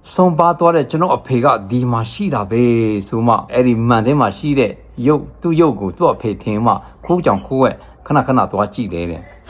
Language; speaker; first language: Burmese; non-native, local second language; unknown